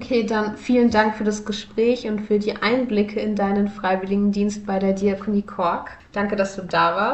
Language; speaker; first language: German; native; German